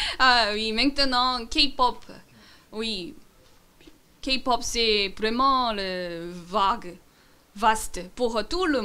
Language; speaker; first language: French; non-native, learner; Korean